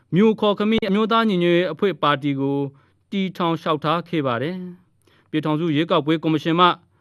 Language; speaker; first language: Burmese; non-native, local second language; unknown